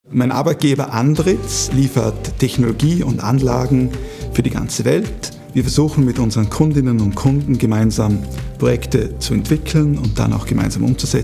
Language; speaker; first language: German; native; German